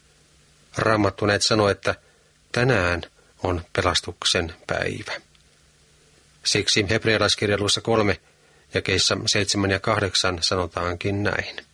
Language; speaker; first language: Finnish; native; Finnish